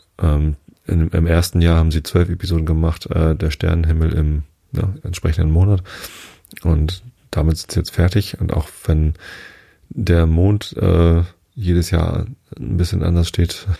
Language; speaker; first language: German; native; German